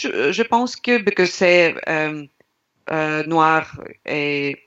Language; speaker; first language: French; non-native, learner; Russian